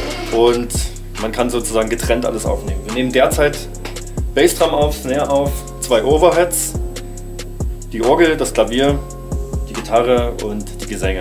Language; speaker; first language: German; native; German